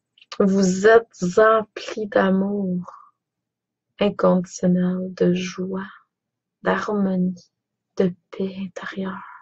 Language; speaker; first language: French; native; French